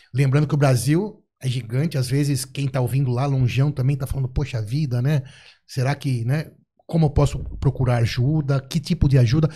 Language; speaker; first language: Portuguese; native; Portuguese